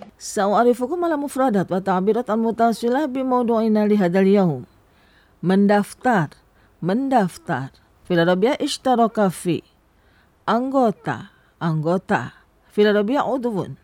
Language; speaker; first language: Arabic; non-native, fluent; Indonesian